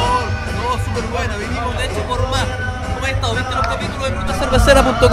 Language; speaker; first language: Spanish; native; Spanish